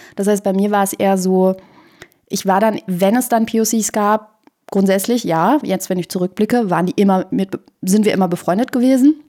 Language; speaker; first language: German; early bilingual, other home language; Persian